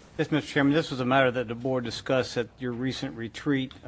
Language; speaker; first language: English; native; English